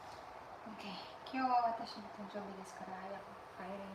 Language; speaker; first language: Japanese; non-native, fluent; Filipino